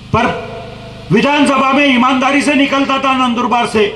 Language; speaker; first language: Hindi; non-native, local second language; Marathi